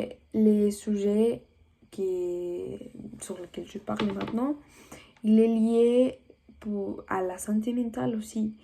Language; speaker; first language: French; non-native, learner; Spanish